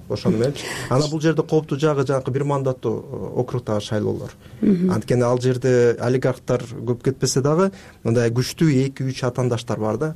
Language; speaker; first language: Kyrgyz; native; Kyrgyz